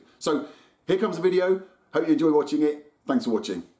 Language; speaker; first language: English; native; English